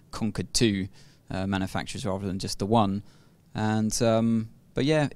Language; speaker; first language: English; native; English